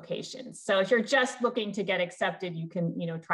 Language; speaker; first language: English; native; English